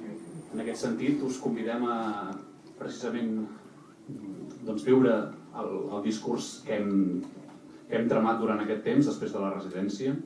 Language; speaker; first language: Catalan; native; Catalan